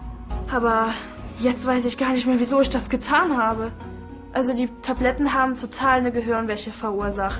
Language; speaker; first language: German; native; German